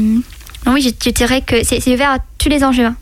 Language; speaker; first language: French; non-native, fluent; English